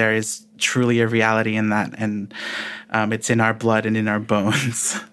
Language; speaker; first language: English; early bilingual, other home language; Filipino